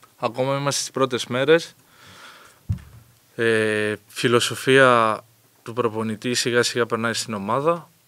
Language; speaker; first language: Greek; native; Greek